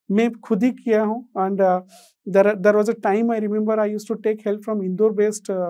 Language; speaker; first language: Hindi; non-native, local second language; Odia